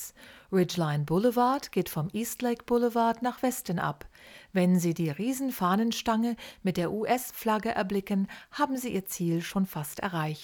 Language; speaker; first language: German; native; German